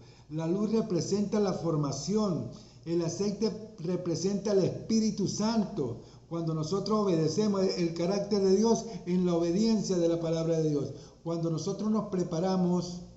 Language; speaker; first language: Spanish; native; Spanish